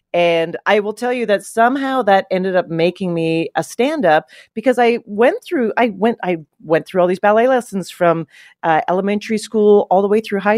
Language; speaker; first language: English; native; English